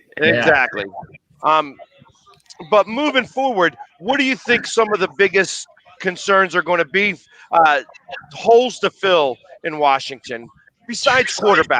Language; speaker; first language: English; native; English